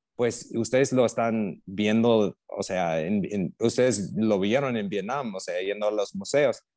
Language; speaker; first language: Spanish; non-native, fluent; English